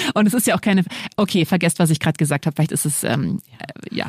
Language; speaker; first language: German; native; German